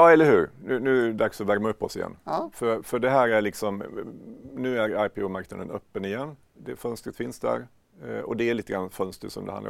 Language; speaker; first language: Swedish; native; Swedish